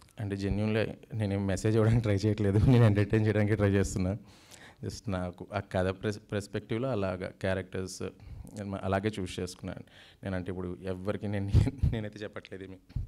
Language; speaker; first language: Telugu; native; Telugu